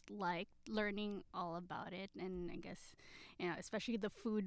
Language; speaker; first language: English; non-native, local second language; Filipino